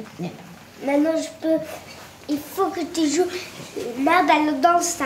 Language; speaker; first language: French; early bilingual, other home language; Persian